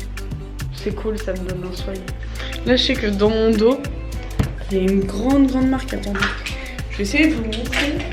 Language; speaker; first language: French; native; French